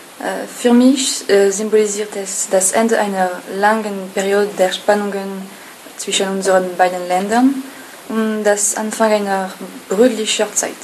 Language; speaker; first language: German; non-native, learner; French